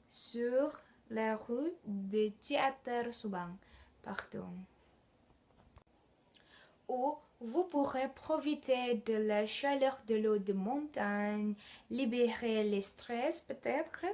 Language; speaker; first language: French; non-native, learner; Indonesian